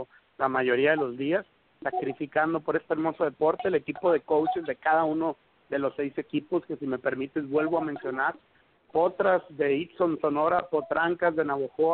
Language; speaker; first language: Spanish; native; Spanish